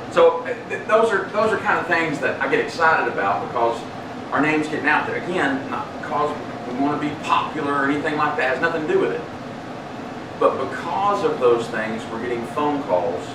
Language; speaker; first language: English; native; English